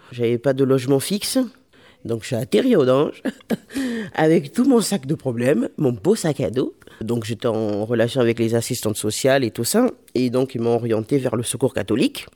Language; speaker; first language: French; early bilingual, other home language; Lingala